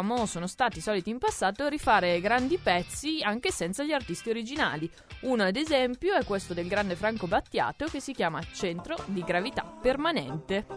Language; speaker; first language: Italian; native; Italian